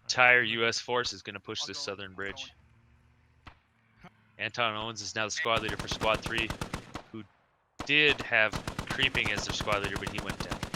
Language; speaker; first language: English; native; English